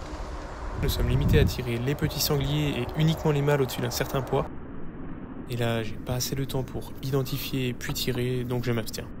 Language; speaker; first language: French; native; French